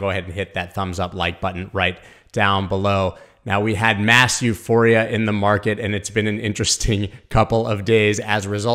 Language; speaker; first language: English; native; English